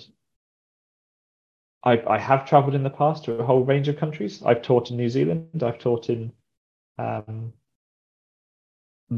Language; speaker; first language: English; native; English